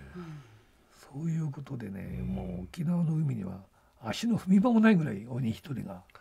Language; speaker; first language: Japanese; native; Japanese